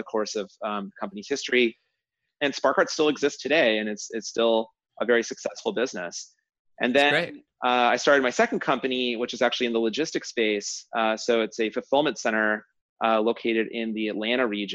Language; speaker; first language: English; native; English